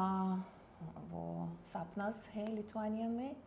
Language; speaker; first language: Hindi; non-native, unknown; Lithuanian